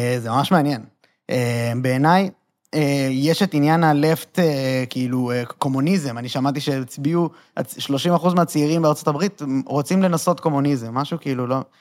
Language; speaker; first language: Hebrew; native; Hebrew